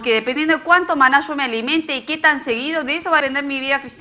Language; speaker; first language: Spanish; native; Spanish